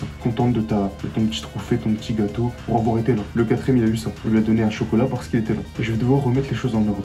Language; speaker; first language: French; native; French